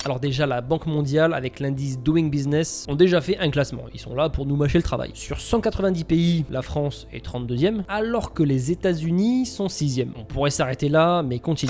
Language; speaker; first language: French; native; French